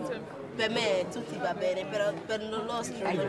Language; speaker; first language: Italian; non-native, learner; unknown